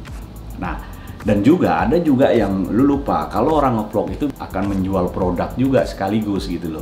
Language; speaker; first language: Indonesian; native; Indonesian